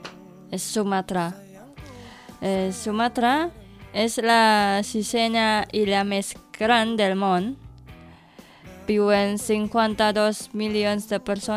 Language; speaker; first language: Catalan; non-native, learner; Indonesian